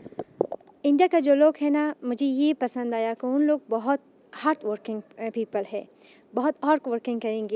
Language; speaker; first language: Hindi; non-native, learner; Persian